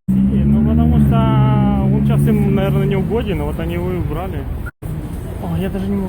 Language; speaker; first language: Russian; native; Russian